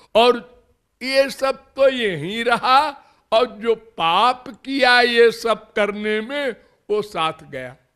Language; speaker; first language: Hindi; native; Hindi